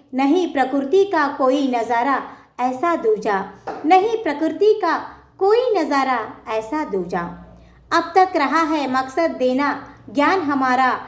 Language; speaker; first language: Hindi; non-native, local second language; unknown